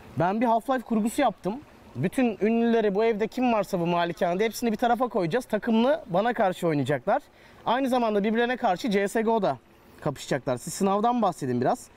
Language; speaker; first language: Turkish; native; Turkish